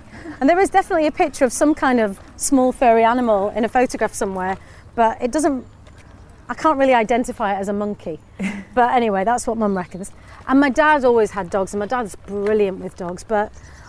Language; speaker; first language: English; native; English